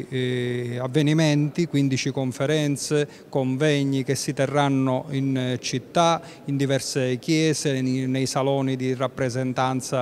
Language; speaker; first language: Italian; native; Italian